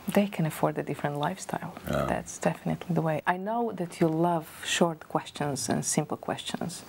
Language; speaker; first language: English; non-native, fluent; Slovak